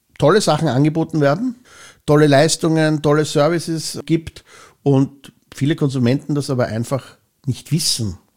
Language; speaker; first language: German; native; German